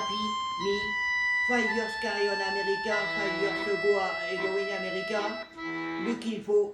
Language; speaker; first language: English; non-native, learner; French